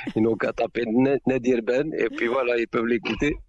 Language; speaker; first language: French; non-native, local second language; Arabic